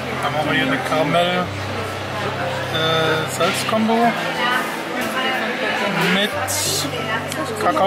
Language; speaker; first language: German; native; German